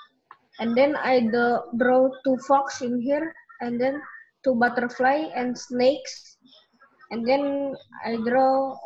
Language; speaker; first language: English; non-native, learner; Indonesian